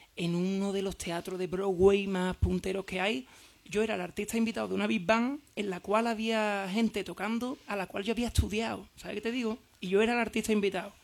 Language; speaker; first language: Spanish; native; Spanish